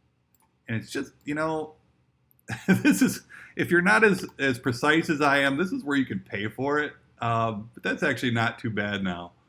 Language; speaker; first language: English; native; English